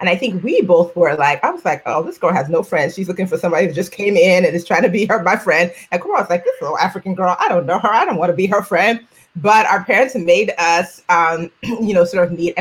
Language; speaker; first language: English; non-native, local second language; Yoruba